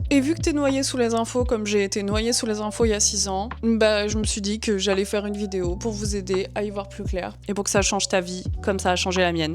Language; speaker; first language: French; native; French